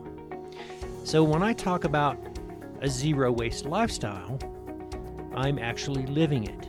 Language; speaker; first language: English; native; English